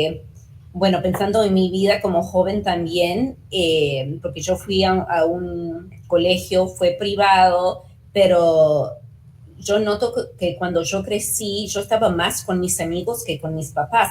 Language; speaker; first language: Spanish; early bilingual, heritage; Spanish